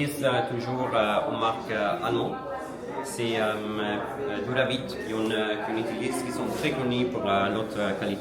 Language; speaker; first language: French; non-native, learner; Italian